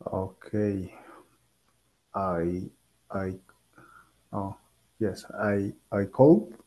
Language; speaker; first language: English; non-native, learner; Spanish